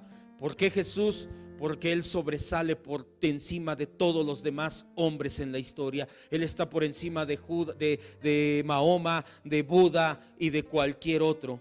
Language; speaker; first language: Spanish; native; Spanish